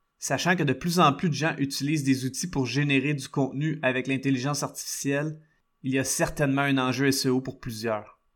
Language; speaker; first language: French; native; French